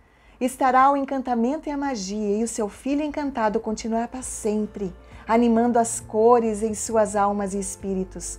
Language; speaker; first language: Portuguese; native; Portuguese